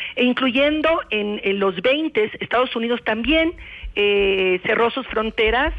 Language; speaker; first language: Spanish; native; Spanish